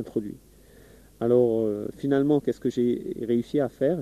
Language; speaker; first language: French; non-native, local second language; Wolof